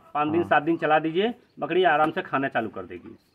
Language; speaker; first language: Hindi; native; Hindi